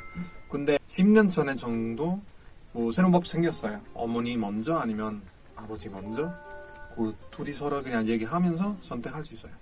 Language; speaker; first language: Korean; non-native, fluent; Spanish